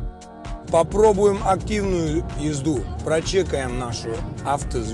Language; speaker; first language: Russian; native; Russian